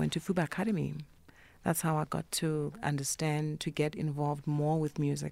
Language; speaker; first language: English; non-native, local second language; Northern Sotho